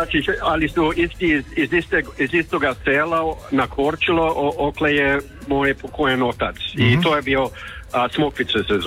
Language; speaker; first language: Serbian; early bilingual, heritage; Croatian